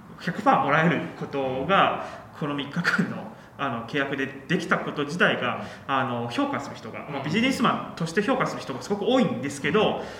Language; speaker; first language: Japanese; non-native, fluent; Chinese